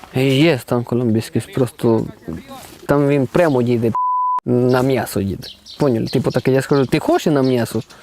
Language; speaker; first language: Ukrainian; non-native, learner; Spanish